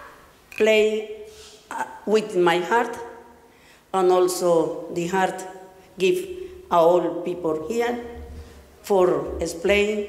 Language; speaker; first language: English; non-native, learner; Spanish